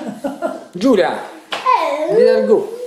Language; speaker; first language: Italian; native; Italian